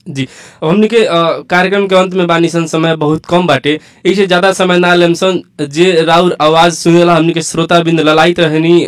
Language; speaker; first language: Bhojpuri; native; Bhojpuri